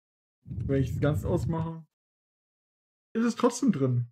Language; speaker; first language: German; native; German